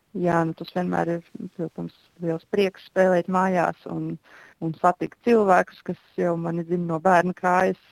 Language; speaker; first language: Latvian; native; Latvian